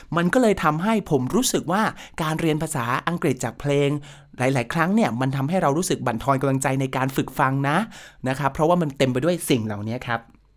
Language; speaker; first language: Thai; native; Thai